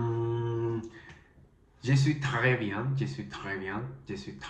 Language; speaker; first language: French; non-native, learner; Spanish